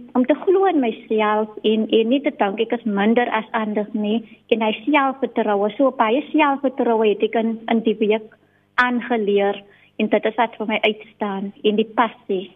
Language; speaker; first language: Afrikaans; native; Afrikaans